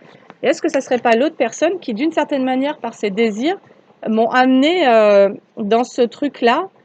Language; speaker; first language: French; native; French